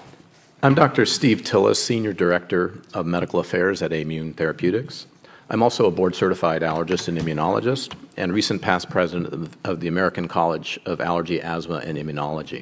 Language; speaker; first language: English; native; English